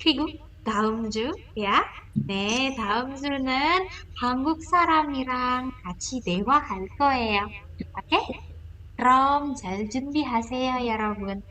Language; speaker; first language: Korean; non-native, fluent; Indonesian